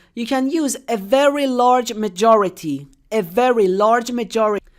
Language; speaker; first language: English; non-native, fluent; Persian